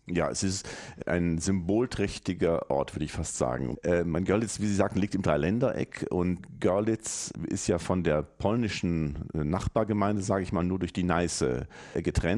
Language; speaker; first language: German; native; German